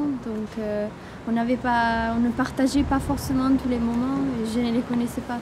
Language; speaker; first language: French; non-native, fluent; Italian